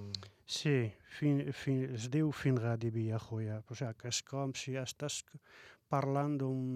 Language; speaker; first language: Catalan; non-native, fluent; Arabic